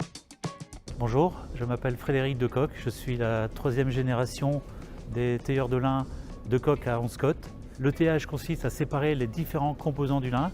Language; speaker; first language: French; native; French